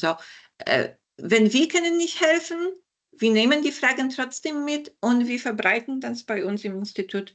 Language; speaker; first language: German; non-native, fluent; Polish